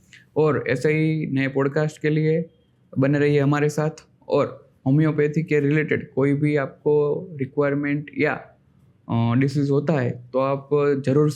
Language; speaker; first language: Hindi; non-native, local second language; Gujarati